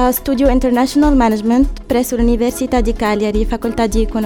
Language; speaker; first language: Italian; non-native, fluent; Arabic